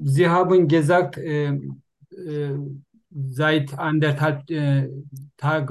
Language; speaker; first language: German; non-native, learner; Turkish